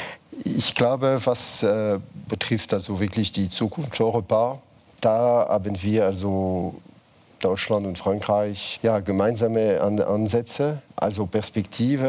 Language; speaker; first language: German; non-native, fluent; French